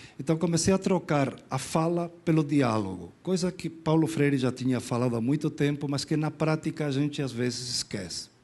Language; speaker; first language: Portuguese; non-native, fluent; Spanish